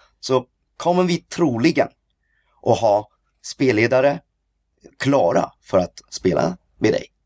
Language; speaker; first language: Swedish; early bilingual, other home language; Cantonese